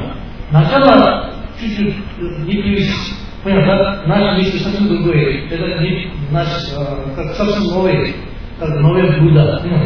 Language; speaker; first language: Russian; non-native, learner; Tibetan